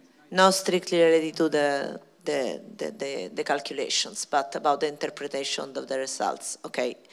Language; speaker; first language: English; non-native, fluent; Italian